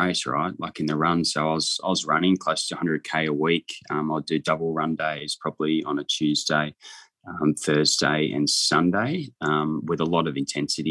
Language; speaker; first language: English; native; English